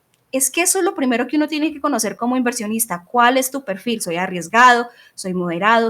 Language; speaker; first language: Spanish; native; Spanish